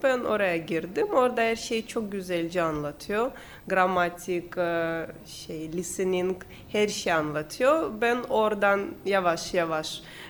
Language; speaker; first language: Turkish; non-native, fluent; Russian